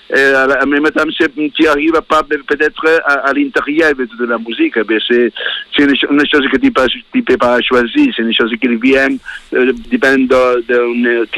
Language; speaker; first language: French; non-native, learner; Spanish